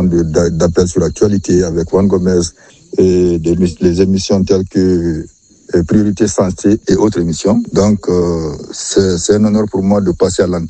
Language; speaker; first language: French; non-native, local second language; Fula